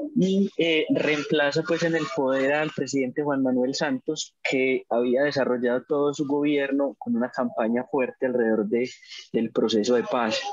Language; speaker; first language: Spanish; native; Spanish